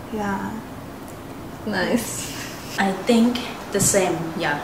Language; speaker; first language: English; non-native, fluent; Thai